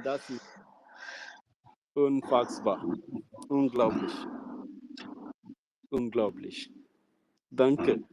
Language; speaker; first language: German; non-native, learner; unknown